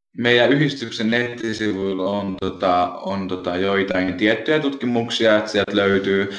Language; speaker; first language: Finnish; native; Finnish